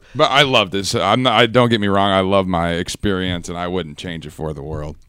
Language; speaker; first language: English; native; English